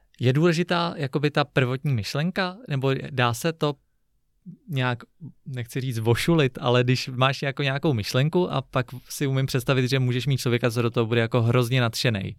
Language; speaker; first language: Czech; native; Czech